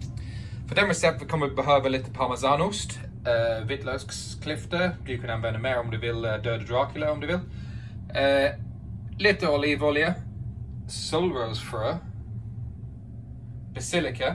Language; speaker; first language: Swedish; non-native, fluent; English